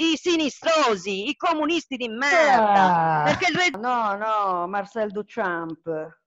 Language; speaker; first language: Italian; native; Italian